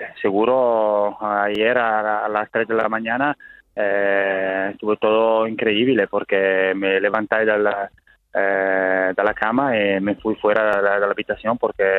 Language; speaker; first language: Spanish; non-native, learner; Italian